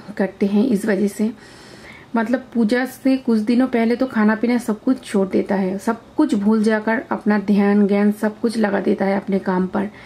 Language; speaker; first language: Hindi; non-native, local second language; Bangla